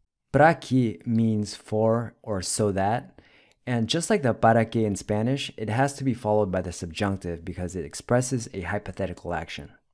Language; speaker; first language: English; native; English